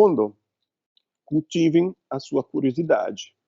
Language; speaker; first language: Portuguese; non-native, fluent; Italian